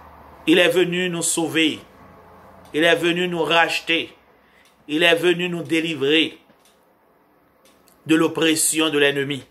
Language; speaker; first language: French; non-native, local second language; Haitian Creole